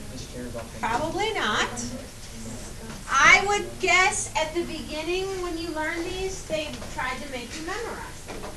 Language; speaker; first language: English; native; English